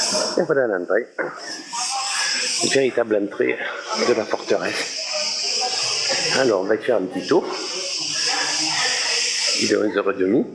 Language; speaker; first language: French; native; French